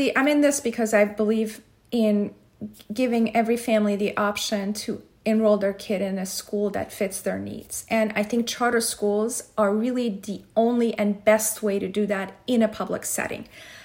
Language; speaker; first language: English; non-native, fluent; Persian